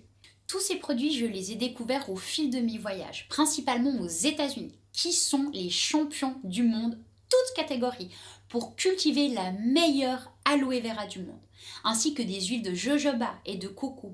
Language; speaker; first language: French; native; French